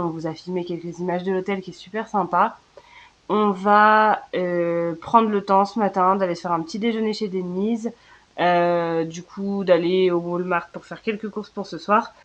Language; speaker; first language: French; native; French